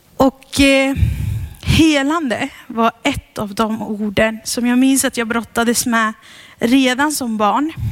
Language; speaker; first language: Swedish; early bilingual, heritage; Swedish